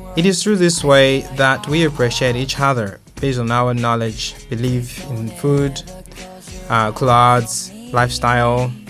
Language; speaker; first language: English; non-native, local second language; Nyanja